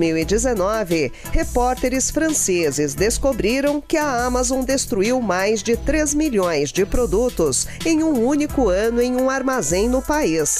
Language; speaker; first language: Portuguese; native; Portuguese